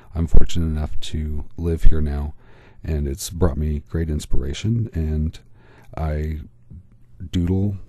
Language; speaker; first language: English; native; English